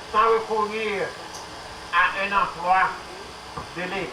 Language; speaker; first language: French; non-native, local second language; Haitian Creole